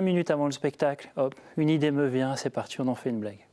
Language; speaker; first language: French; native; French